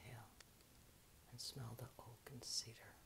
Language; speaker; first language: English; native; English